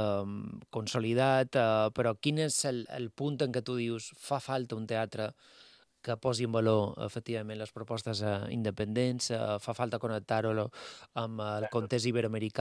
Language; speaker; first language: Catalan; native; Catalan